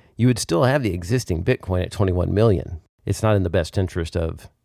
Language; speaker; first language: English; native; English